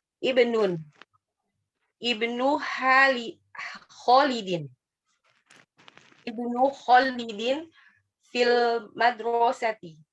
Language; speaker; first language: Arabic; non-native, learner; Indonesian